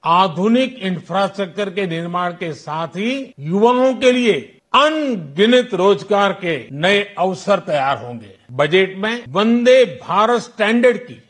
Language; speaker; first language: Hindi; non-native, local second language; Gujarati